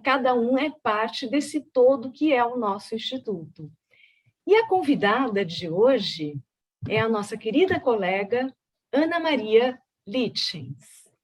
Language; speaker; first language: Portuguese; native; Portuguese